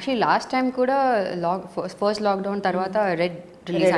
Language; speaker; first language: Telugu; non-native, local second language; Tamil